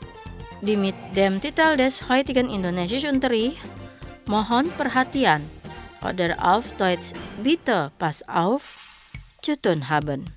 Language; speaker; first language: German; non-native, fluent; Indonesian